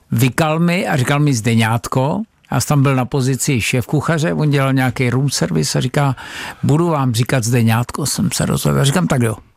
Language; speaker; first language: Czech; native; Czech